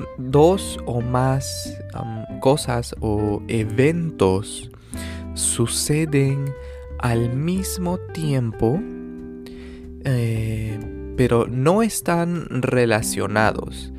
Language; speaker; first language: Spanish; early bilingual, other home language; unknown